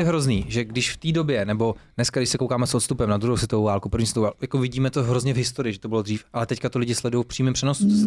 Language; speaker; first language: Czech; native; Czech